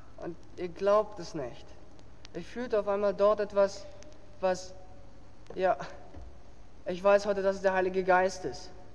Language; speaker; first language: German; native; German